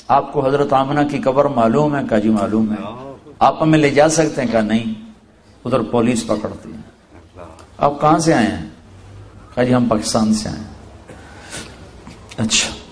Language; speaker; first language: Urdu; non-native, local second language; Punjabi